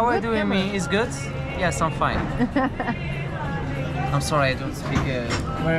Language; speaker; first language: English; non-native, learner; Arabic